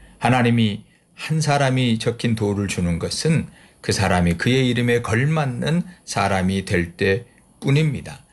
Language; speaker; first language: Korean; native; Korean